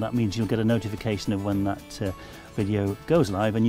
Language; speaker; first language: English; native; English